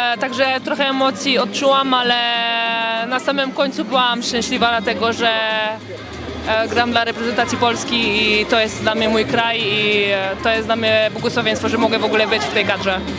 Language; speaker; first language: Polish; early bilingual, heritage; Polish